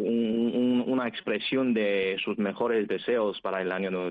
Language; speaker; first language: Spanish; non-native, fluent; Chinese